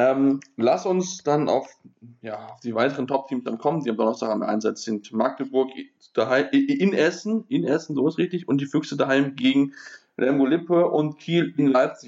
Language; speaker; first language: German; native; German